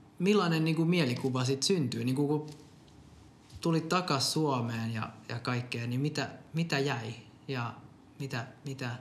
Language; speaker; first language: Finnish; non-native, local second language; Swedish